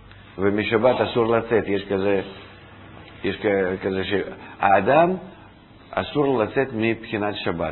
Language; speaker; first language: Hebrew; non-native, fluent; Russian